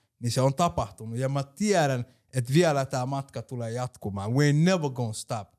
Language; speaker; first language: Finnish; early bilingual, other home language; Somali